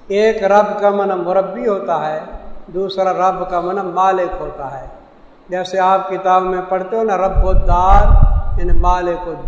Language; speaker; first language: Urdu; non-native, local second language; Saraiki